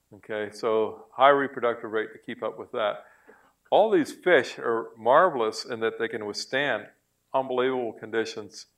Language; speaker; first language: English; native; English